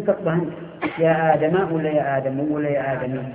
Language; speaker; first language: Arabic; native; Arabic